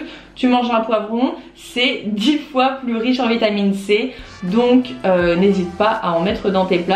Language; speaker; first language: French; native; French